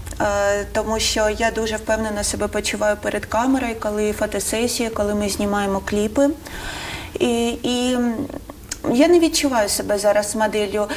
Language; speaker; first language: Ukrainian; non-native, local second language; Russian